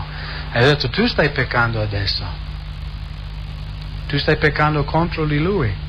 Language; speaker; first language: Italian; non-native, fluent; English